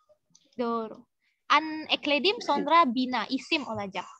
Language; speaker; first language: Turkish; non-native, fluent; Indonesian